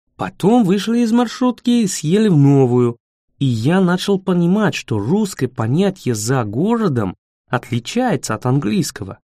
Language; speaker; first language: Russian; non-native, fluent; English